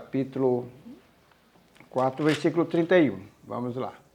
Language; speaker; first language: Portuguese; native; Portuguese